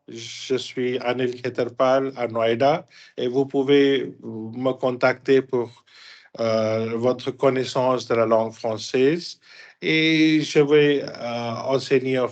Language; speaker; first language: French; non-native, fluent; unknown